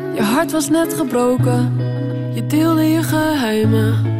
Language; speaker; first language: Dutch; native; Dutch